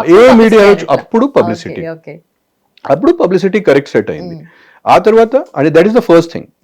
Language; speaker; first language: Telugu; non-native, fluent; Hindi